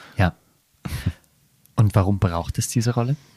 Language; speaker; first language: German; native; German